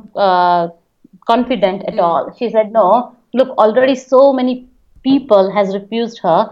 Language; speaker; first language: English; non-native, local second language; Hindi